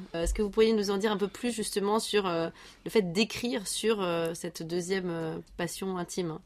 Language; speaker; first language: French; native; French